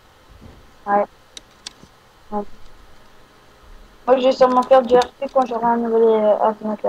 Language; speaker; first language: French; native; French